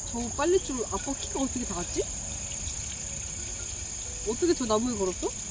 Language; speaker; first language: Korean; native; Korean